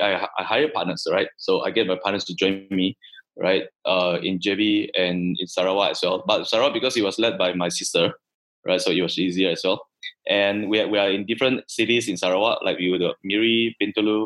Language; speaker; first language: English; non-native, local second language; Chinese